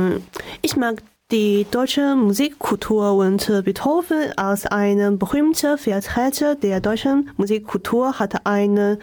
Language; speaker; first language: German; non-native, learner; Chinese